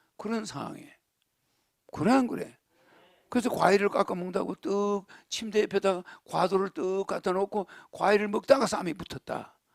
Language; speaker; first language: Korean; native; Korean